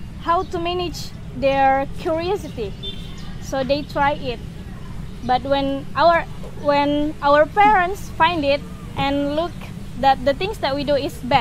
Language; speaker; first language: English; non-native, learner; Indonesian